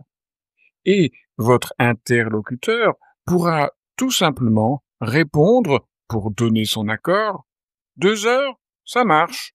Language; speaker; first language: French; native; French